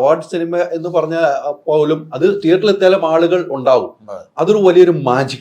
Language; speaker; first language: Malayalam; native; Malayalam